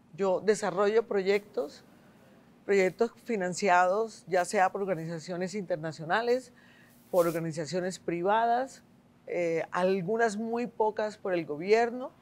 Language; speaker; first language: Spanish; native; Spanish